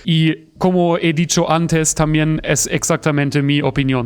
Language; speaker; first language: Spanish; non-native, fluent; German